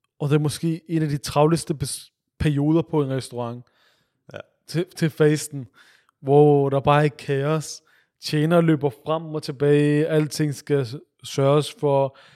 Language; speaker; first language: Danish; early bilingual, other home language; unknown